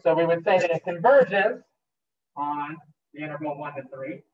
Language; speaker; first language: English; native; English